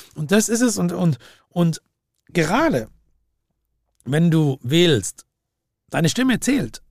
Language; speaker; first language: German; native; German